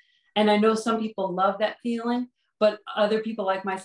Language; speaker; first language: English; native; English